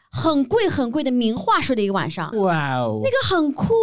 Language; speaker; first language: Chinese; native; Chinese